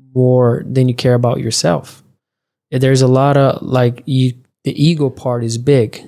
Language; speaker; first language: English; early bilingual, other home language; Portuguese